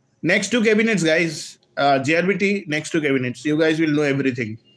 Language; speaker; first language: English; non-native, local second language; Bangla